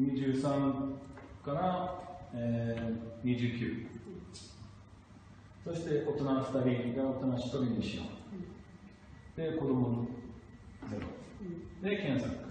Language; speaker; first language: Japanese; non-native, fluent; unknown